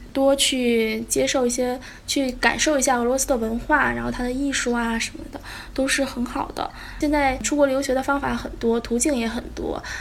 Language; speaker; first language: Chinese; native; Chinese